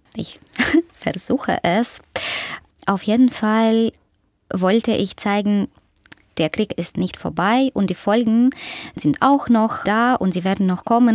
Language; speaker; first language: German; non-native, fluent; Ukrainian